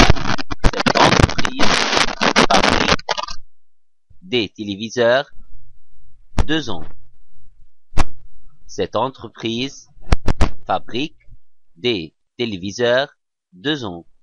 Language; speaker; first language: French; non-native, fluent; Arabic